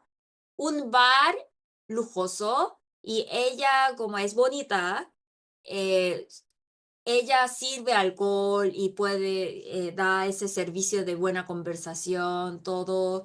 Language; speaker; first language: Spanish; non-native, local second language; Korean